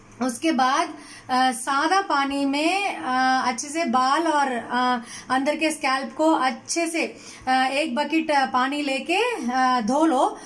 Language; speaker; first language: Hindi; non-native, local second language; Tamil